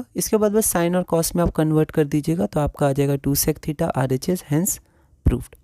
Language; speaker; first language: Hindi; native; Hindi